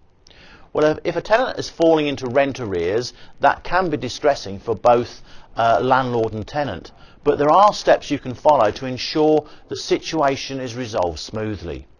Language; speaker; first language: English; native; English